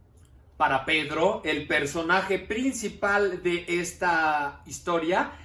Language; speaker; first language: Spanish; native; Spanish